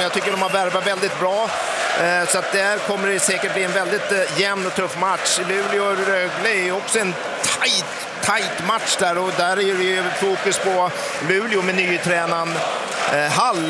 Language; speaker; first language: Swedish; native; Swedish